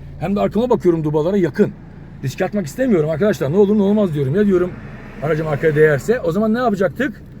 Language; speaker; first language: Turkish; native; Turkish